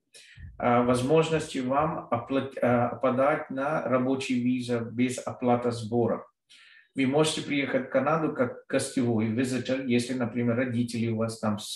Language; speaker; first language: Russian; non-native, fluent; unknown